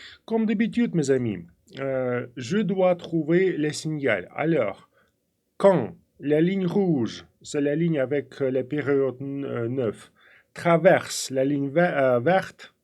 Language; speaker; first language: French; non-native, fluent; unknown